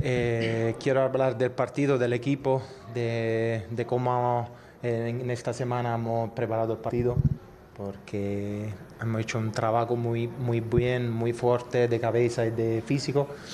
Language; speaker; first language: Spanish; non-native, fluent; Italian